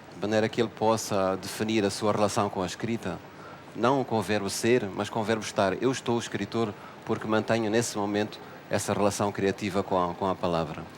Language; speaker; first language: Portuguese; native; Portuguese